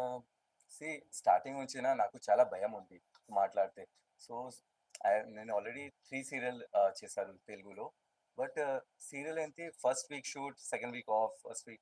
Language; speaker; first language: Telugu; non-native, learner; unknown